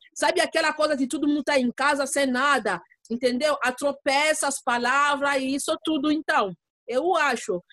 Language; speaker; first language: Portuguese; non-native, learner; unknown